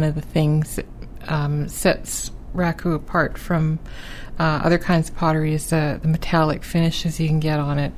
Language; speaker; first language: English; native; English